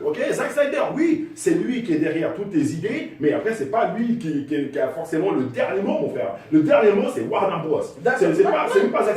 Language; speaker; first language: French; native; French